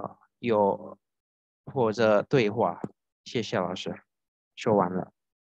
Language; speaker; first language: Chinese; non-native, fluent; Indonesian